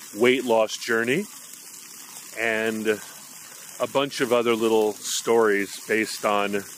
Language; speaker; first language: English; native; English